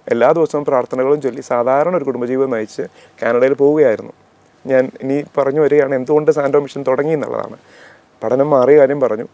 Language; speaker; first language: Malayalam; native; Malayalam